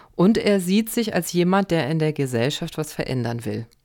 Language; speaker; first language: German; native; German